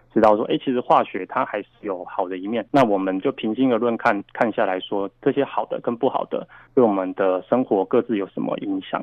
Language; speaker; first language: Chinese; native; Chinese